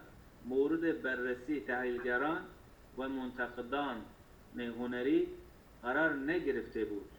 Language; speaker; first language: Persian; non-native, learner; Turkish